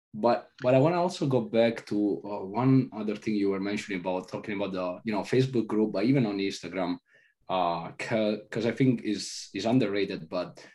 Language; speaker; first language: English; non-native, fluent; Italian